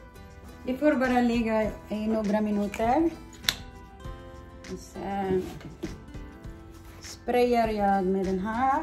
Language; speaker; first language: Swedish; non-native, learner; Cebuano